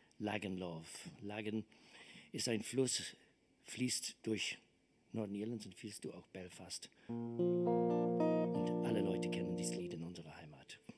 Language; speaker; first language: German; non-native, fluent; English